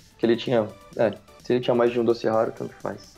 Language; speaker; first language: Portuguese; native; Portuguese